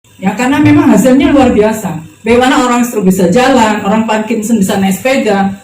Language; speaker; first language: Indonesian; native; Indonesian